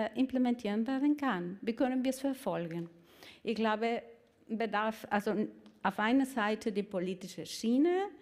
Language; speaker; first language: German; non-native, fluent; Spanish